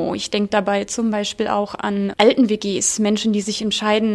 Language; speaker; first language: German; native; German